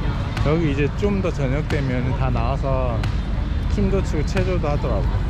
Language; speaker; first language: Korean; native; Korean